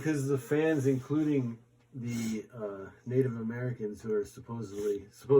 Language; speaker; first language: English; native; English